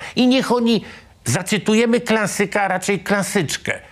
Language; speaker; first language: Polish; native; Polish